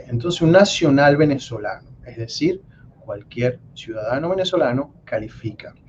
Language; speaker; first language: Spanish; native; Spanish